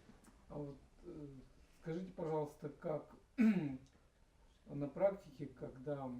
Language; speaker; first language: Russian; native; Russian